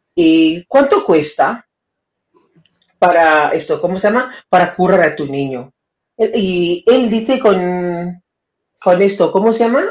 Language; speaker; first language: Spanish; non-native, fluent; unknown